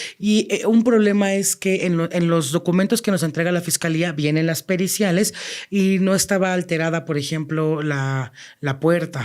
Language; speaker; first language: Spanish; native; Spanish